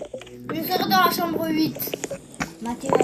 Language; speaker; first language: French; early bilingual, other home language; Portuguese